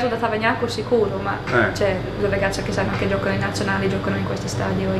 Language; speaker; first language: Italian; non-native, fluent; English